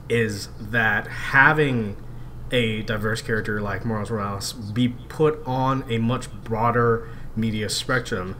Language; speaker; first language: English; native; English